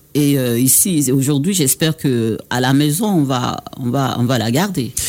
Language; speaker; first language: French; non-native, local second language; Baoulé